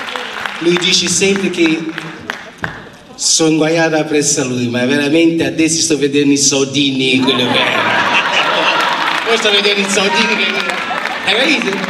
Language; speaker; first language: Italian; non-native, fluent; Portuguese